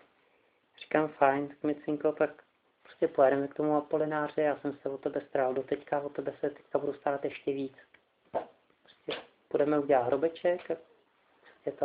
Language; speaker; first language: Czech; native; Czech